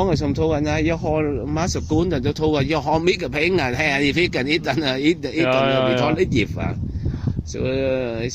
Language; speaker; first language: Swedish; non-native, learner; Vietnamese